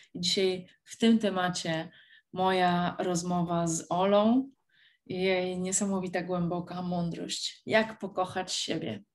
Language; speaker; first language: Polish; native; Polish